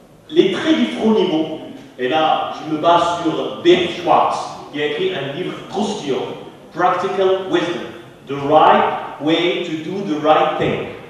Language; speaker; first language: French; non-native, local second language; Arabic